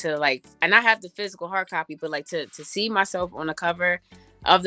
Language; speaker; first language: English; early bilingual, other home language; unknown